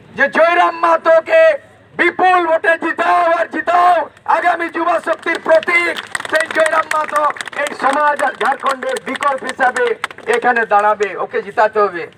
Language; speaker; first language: Bangla; non-native, local second language; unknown